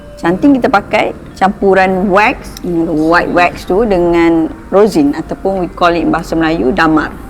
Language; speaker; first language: Malay; native; Malay